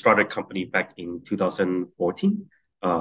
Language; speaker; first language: English; non-native, local second language; Cantonese